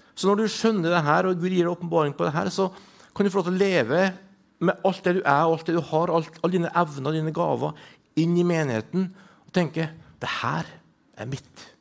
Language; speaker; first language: Norwegian; native; Norwegian